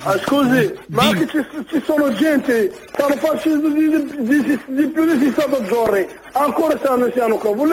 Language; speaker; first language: Italian; non-native, learner; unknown